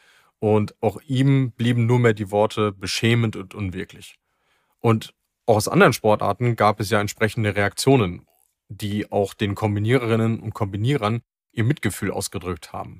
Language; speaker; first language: German; native; German